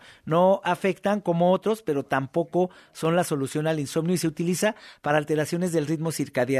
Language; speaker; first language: Spanish; native; Spanish